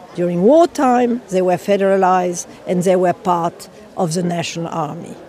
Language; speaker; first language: English; non-native, fluent; French